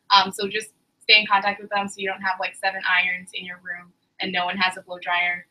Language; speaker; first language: English; native; English